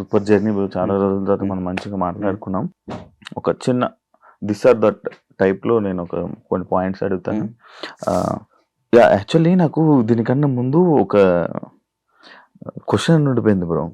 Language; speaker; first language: Telugu; native; Telugu